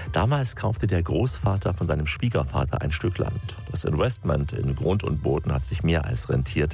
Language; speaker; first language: German; native; German